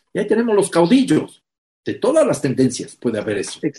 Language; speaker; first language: Spanish; native; Spanish